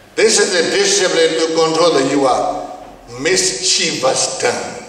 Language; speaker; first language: English; non-native, learner; Burmese